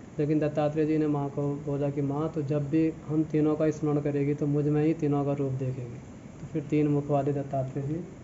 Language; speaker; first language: Hindi; native; Hindi